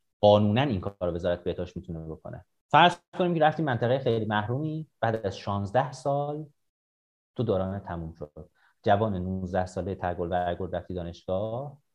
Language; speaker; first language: Persian; native; Persian